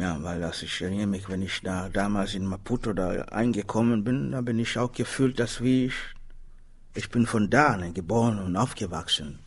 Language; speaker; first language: German; non-native, learner; Swahili